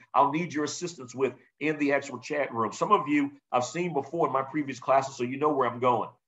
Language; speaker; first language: English; native; English